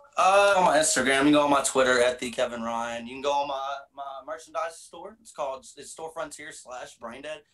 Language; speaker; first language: English; native; English